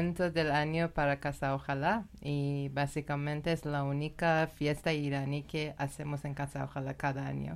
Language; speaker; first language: Spanish; non-native, learner; Persian